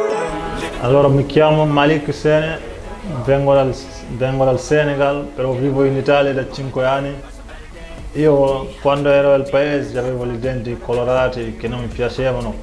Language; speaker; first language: Italian; non-native, learner; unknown